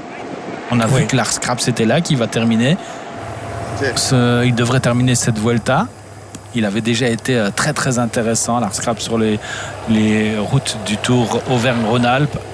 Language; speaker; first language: French; native; French